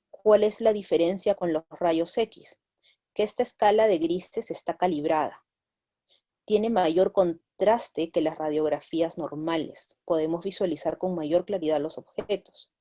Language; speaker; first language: Spanish; native; Spanish